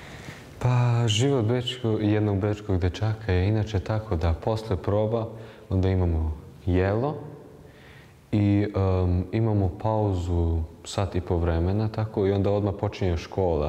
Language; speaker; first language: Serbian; early bilingual, heritage; German